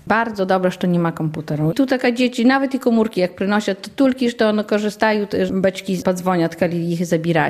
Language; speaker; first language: Polish; non-native, local second language; Belarusian